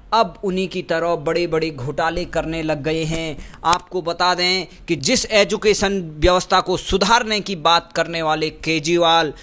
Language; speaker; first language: Hindi; native; Hindi